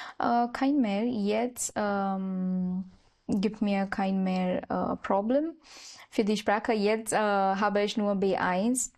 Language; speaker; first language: German; non-native, learner; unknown